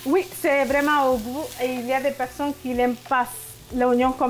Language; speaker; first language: French; non-native, fluent; Spanish